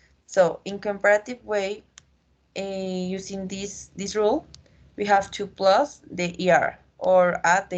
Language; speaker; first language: English; non-native, learner; Spanish